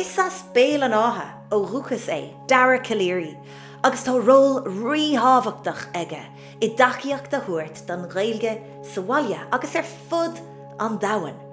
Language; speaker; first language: Irish; non-native, local second language; English